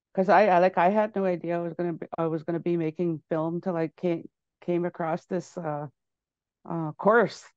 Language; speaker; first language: English; native; English